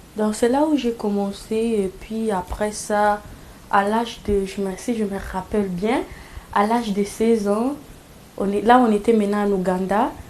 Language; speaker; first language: French; non-native, local second language; Lingala